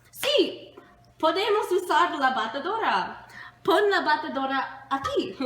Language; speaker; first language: Spanish; non-native, learner; English